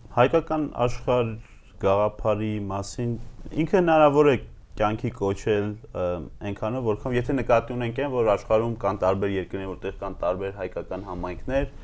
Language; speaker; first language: Armenian; native; Armenian